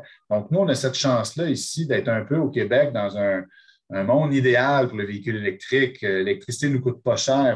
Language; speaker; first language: French; native; French